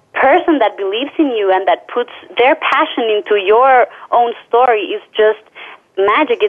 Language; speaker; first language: English; non-native, fluent; Spanish